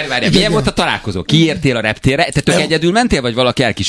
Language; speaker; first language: Hungarian; native; Hungarian